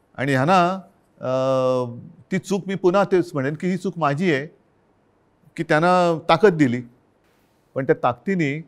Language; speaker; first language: Marathi; native; Marathi